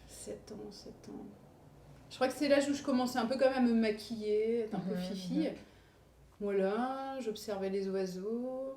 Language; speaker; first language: French; native; French